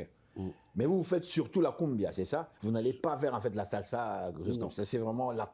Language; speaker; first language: French; native; French